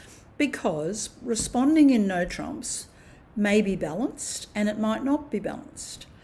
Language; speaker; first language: English; native; English